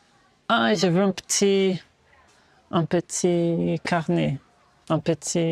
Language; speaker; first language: French; non-native, fluent; Portuguese